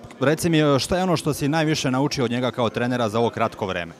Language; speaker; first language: Serbian; native; Serbian